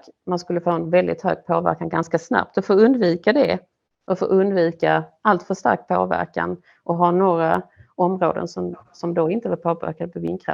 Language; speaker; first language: Swedish; native; Swedish